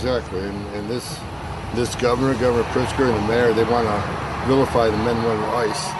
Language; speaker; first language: English; native; English